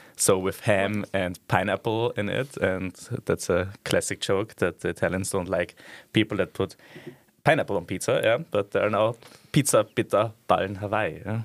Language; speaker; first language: English; non-native, fluent; German